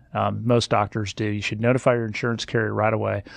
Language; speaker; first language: English; native; English